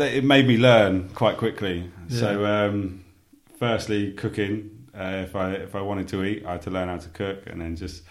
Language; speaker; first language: English; native; English